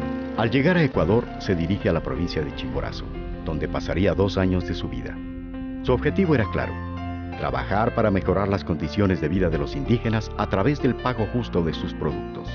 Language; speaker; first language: Spanish; native; Spanish